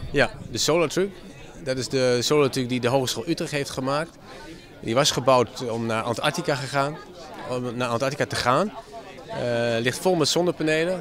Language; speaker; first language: Dutch; native; Dutch